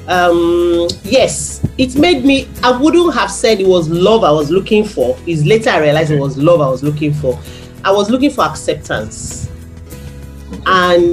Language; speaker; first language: English; non-native, local second language; Yoruba